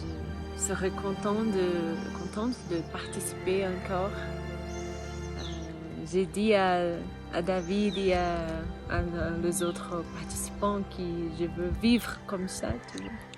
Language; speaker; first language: French; non-native, learner; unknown